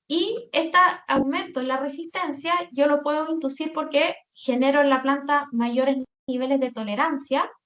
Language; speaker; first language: Spanish; native; Spanish